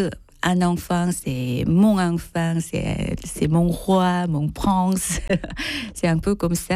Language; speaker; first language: French; non-native, fluent; Korean